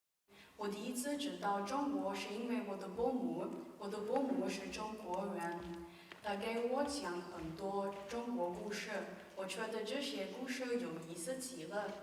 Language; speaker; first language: Chinese; non-native, learner; Slovenian